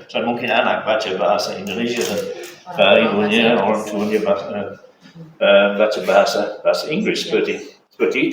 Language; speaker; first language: Indonesian; non-native, fluent; English